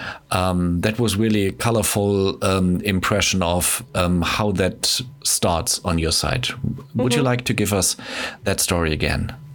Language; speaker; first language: English; non-native, fluent; German